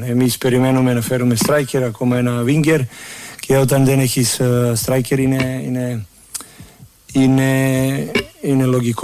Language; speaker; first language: Greek; non-native, fluent; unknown